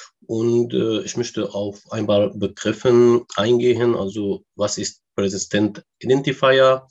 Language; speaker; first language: German; non-native, learner; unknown